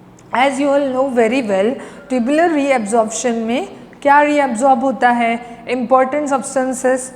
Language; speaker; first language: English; non-native, local second language; Hindi